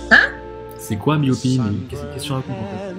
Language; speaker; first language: French; native; French